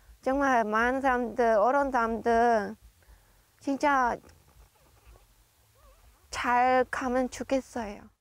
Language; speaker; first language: Korean; non-native, learner; Khmer